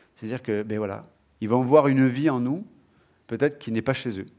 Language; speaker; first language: French; native; French